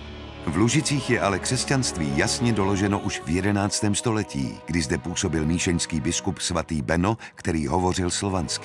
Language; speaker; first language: Czech; native; Czech